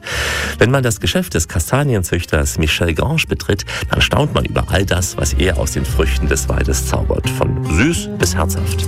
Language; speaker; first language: German; native; German